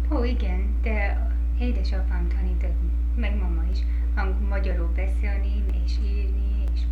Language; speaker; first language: Hungarian; early bilingual, heritage; Hungarian